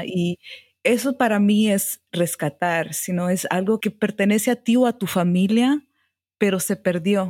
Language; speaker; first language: Spanish; early bilingual, heritage; Spanish